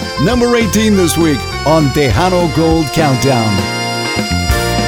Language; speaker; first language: English; early bilingual, other home language; Spanish